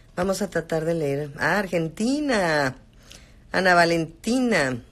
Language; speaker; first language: Spanish; native; Spanish